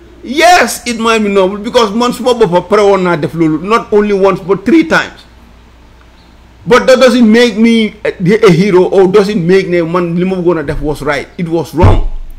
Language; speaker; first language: English; non-native, local second language; Wolof